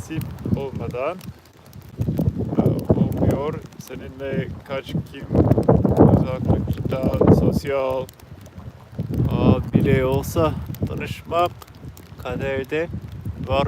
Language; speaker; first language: Turkish; non-native, learner; English